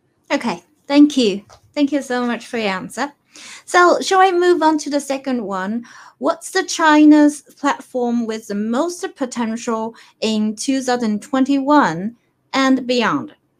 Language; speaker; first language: English; non-native, fluent; Chinese